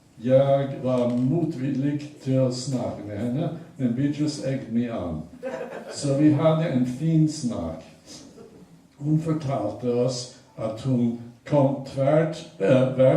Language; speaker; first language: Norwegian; early bilingual, other home language; German